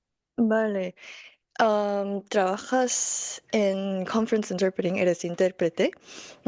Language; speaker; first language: Spanish; non-native, fluent; Korean